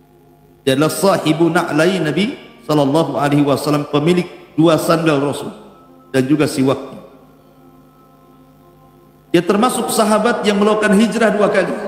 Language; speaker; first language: Indonesian; native; Indonesian